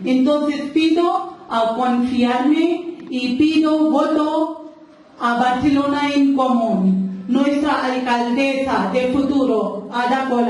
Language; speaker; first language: Spanish; non-native, local second language; Urdu